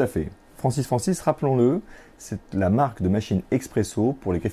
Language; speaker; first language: French; native; French